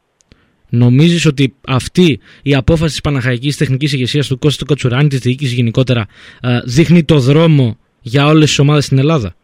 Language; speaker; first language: Greek; native; Greek